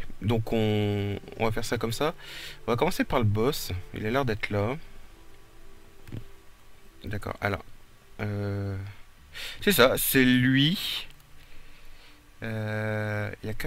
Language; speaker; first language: French; native; French